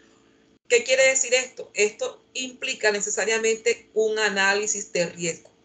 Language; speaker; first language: Spanish; native; Spanish